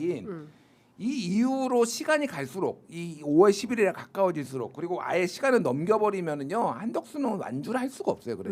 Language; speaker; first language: Korean; native; Korean